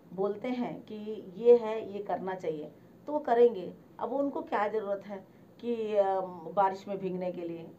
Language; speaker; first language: Hindi; native; Hindi